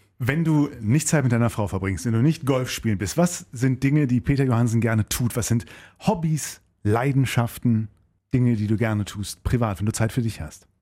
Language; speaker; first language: German; native; German